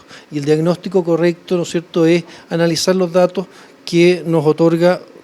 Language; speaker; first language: Spanish; native; Spanish